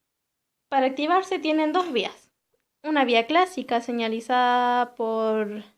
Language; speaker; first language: Spanish; native; Spanish